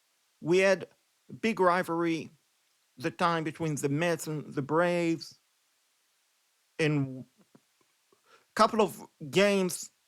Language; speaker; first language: English; non-native, fluent; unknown